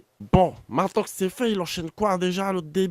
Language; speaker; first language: French; native; French